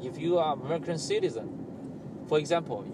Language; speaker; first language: English; non-native, learner; Chinese